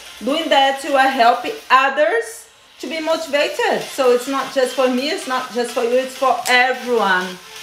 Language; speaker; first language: English; non-native, fluent; Portuguese